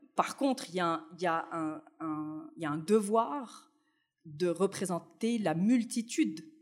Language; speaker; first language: French; early bilingual, other home language; Arabic